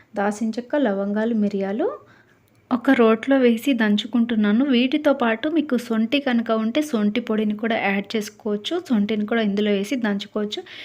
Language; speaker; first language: Telugu; native; Telugu